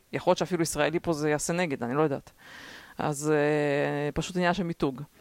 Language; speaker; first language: Hebrew; early bilingual, other home language; Russian